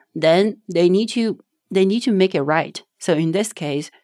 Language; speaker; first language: English; non-native, fluent; Chinese